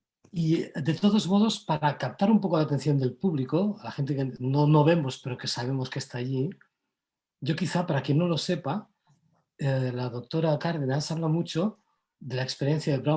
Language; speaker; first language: Spanish; non-native, local second language; Catalan